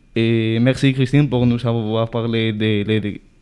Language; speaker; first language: French; non-native, learner; Spanish